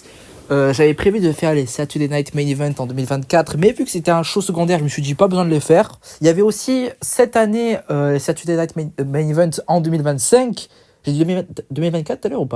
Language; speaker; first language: French; native; French